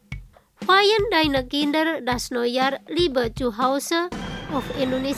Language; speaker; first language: German; non-native, learner; Indonesian